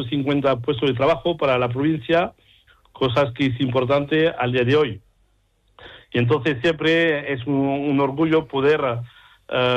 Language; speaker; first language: Spanish; non-native, fluent; French